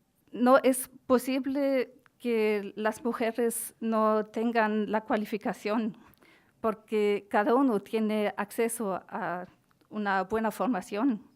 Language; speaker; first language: Spanish; non-native, fluent; German